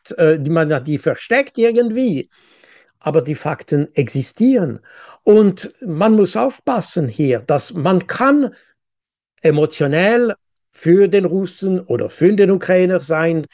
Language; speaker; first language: German; non-native, local second language; French